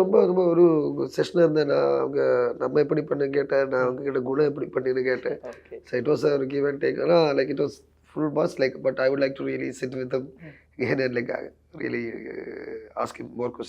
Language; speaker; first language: Tamil; non-native, learner; Malayalam